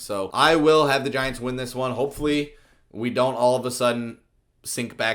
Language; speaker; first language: English; native; English